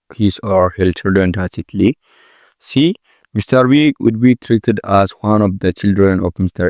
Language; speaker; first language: English; non-native, local second language; Amharic